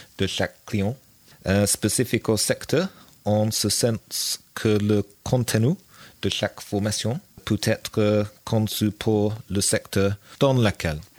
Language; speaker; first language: French; non-native, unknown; English